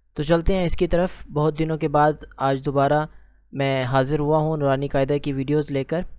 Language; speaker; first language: Urdu; native; Urdu